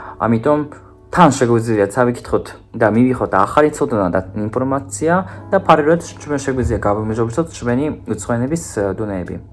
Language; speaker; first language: Georgian; non-native, fluent; Japanese